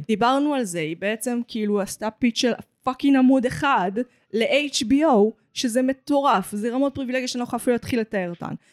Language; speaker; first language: Hebrew; native; Hebrew